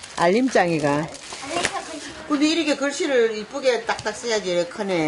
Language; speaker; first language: Korean; native; Korean